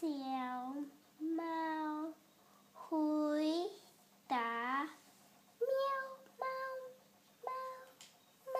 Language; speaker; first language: Chinese; non-native, learner; Thai